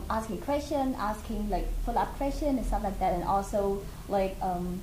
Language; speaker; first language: English; non-native, fluent; Khmer